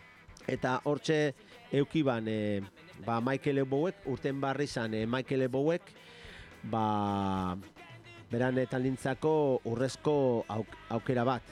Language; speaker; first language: Basque; native; Basque